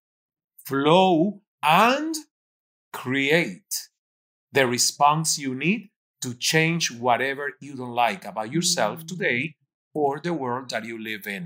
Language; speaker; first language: English; non-native, fluent; Spanish